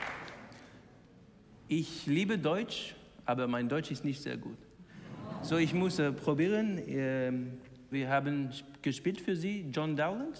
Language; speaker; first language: German; non-native, learner; English